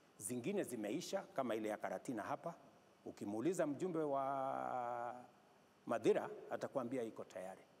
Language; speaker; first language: Swahili; non-native, local second language; Kalenjin